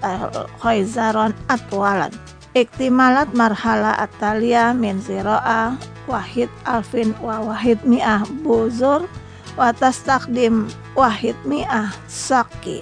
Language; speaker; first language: Arabic; non-native, fluent; Indonesian